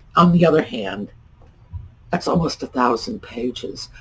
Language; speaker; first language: English; native; English